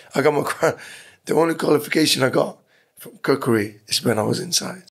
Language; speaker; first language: English; early bilingual, other home language; Persian